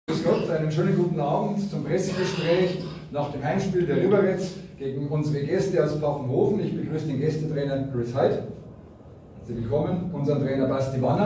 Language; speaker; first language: German; native; German